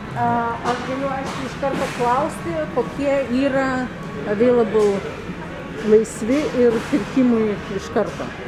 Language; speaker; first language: Lithuanian; native; Lithuanian